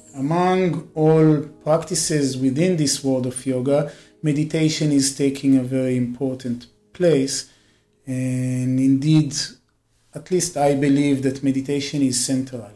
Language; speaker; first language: English; non-native, fluent; Hebrew